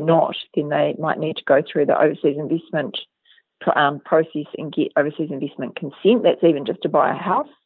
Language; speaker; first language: English; native; English